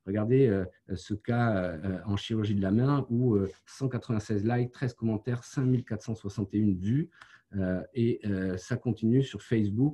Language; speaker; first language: French; native; French